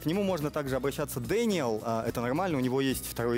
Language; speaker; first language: Russian; native; Russian